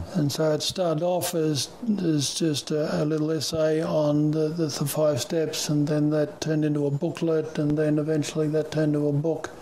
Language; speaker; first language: English; native; English